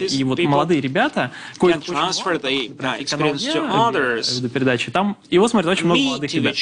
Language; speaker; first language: Russian; native; Russian